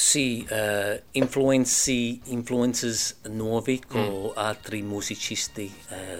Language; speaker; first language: Italian; early bilingual, heritage; English